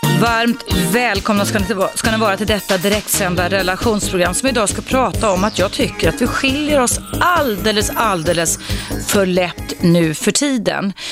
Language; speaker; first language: Swedish; native; Swedish